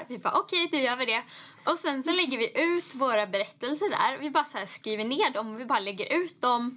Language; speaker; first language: Swedish; native; Swedish